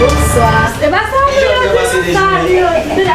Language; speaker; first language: French; non-native, learner; Haitian Creole